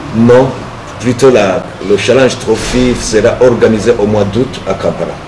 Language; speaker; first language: French; non-native, local second language; Rundi